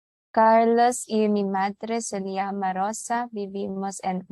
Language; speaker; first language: Spanish; non-native, learner; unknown